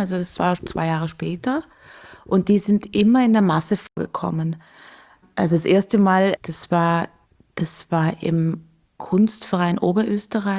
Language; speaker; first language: German; native; German